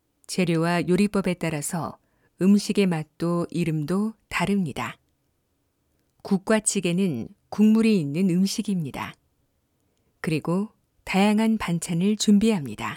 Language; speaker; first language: Korean; non-native, learner; Thai